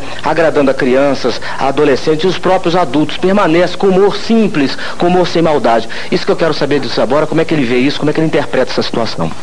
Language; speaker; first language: Portuguese; native; Portuguese